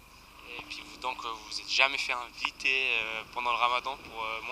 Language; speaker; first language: French; native; French